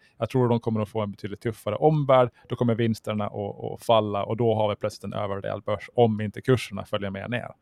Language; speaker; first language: Swedish; native; Swedish